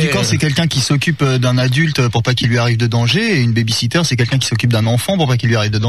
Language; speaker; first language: French; native; French